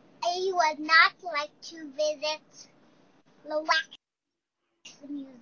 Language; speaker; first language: English; non-native, learner; Chinese